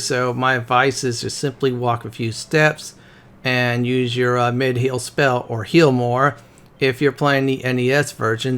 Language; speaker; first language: English; native; English